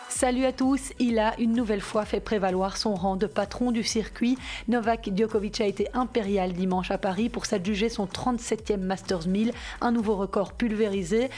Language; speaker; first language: French; native; French